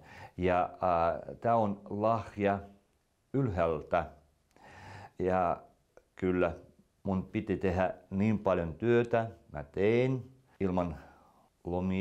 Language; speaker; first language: Finnish; non-native, local second language; Russian